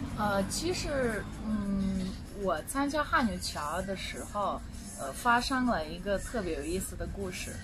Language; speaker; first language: Chinese; non-native, fluent; Bosnian